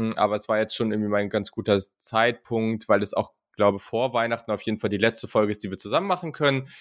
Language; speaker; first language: German; native; German